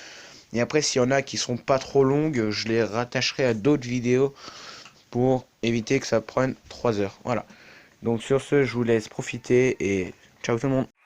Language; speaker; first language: French; native; French